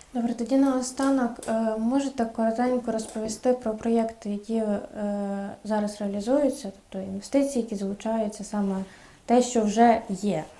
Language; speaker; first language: Ukrainian; native; Ukrainian